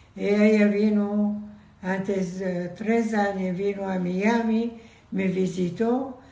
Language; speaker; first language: Spanish; non-native, learner; Persian